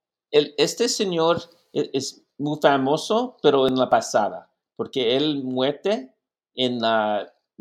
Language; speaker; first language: Spanish; non-native, learner; English